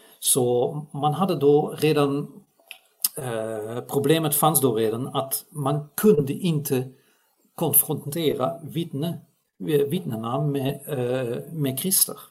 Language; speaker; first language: Swedish; non-native, fluent; Dutch